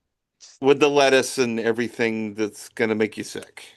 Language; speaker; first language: English; native; English